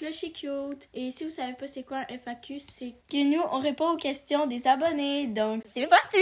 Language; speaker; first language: French; native; French